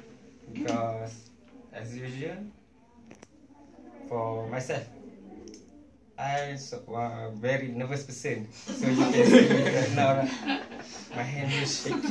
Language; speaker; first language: English; non-native, learner; Malay